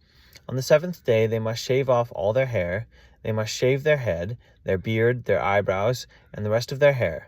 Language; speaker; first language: English; native; English